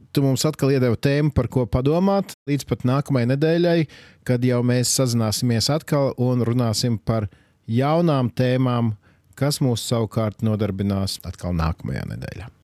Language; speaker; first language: Latvian; native; Latvian